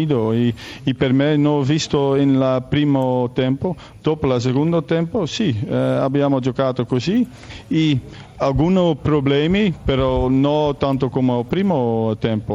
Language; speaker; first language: Italian; non-native, learner; Dutch